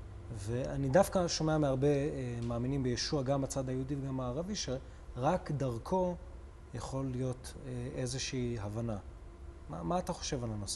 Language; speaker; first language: Hebrew; native; Hebrew